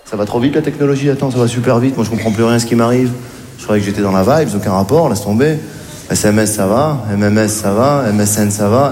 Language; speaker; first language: French; native; French